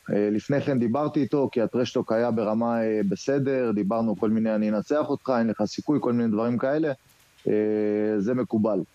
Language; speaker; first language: Hebrew; native; Hebrew